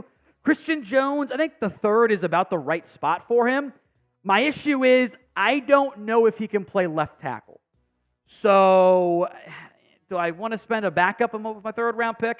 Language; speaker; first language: English; native; English